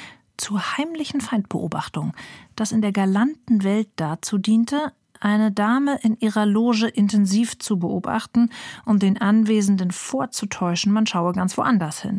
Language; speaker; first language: German; native; German